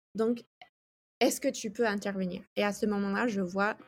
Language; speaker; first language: French; non-native, fluent; English